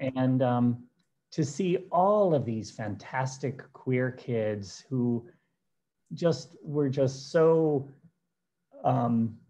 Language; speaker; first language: English; native; English